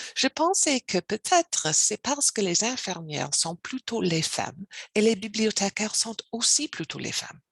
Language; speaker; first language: French; non-native, learner; English